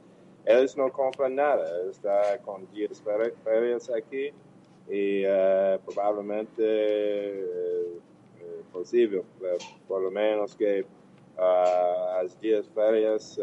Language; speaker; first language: Portuguese; non-native, learner; English